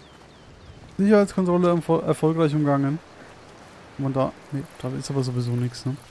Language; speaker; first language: German; native; German